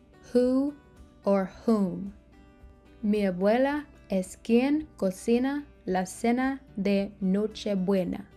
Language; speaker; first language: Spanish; non-native, learner; English